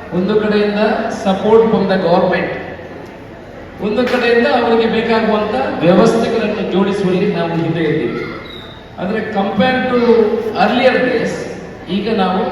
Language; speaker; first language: Kannada; native; Kannada